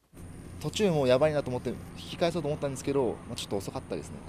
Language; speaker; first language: Japanese; native; Japanese